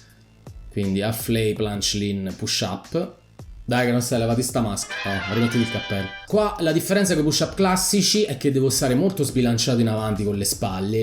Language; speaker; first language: Italian; native; Italian